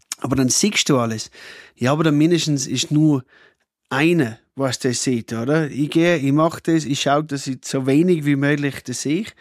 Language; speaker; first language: German; non-native, fluent; English